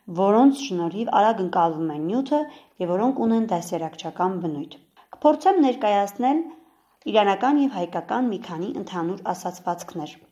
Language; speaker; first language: Armenian; native; Armenian